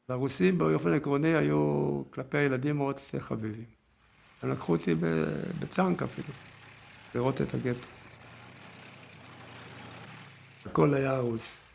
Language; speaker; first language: Hebrew; early bilingual, other home language; Yiddish